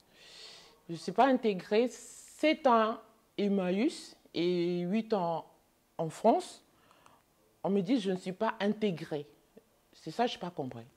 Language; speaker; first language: French; non-native, fluent; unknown